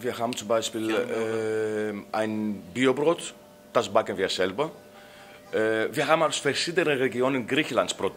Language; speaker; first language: German; non-native, fluent; Greek